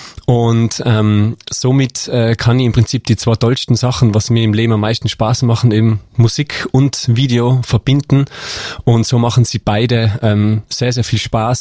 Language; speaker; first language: German; native; German